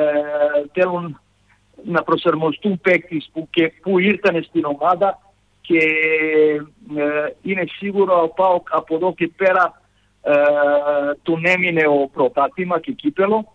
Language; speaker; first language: Greek; non-native, fluent; Serbian